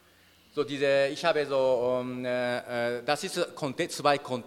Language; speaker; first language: German; non-native, learner; Japanese